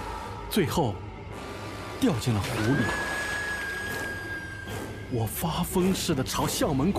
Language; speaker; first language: Chinese; native; Chinese